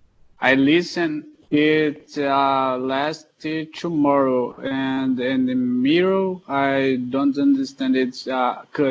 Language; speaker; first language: English; non-native, learner; Portuguese